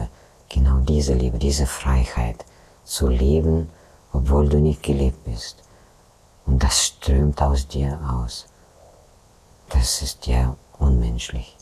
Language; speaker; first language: German; non-native, fluent; Russian